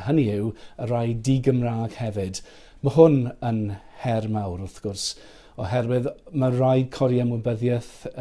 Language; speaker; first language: Welsh; non-native, fluent; English